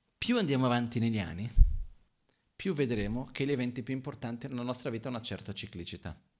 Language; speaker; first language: Italian; non-native, fluent; Portuguese